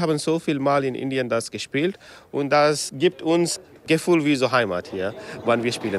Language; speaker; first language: German; non-native, learner; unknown